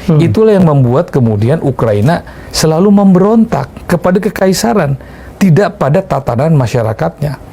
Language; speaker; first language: Indonesian; native; Indonesian